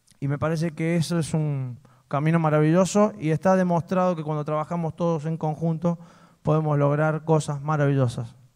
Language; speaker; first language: Spanish; native; Spanish